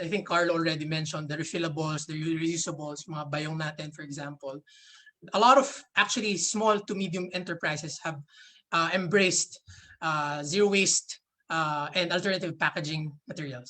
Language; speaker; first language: English; non-native, local second language; Filipino